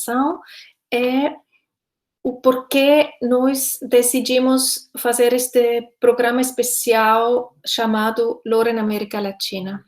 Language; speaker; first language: Portuguese; non-native, fluent; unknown